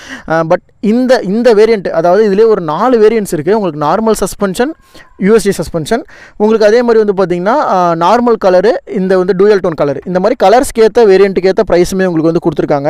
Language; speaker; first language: Tamil; native; Tamil